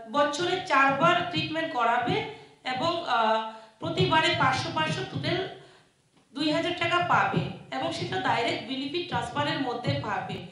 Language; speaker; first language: Bangla; non-native, local second language; Chakma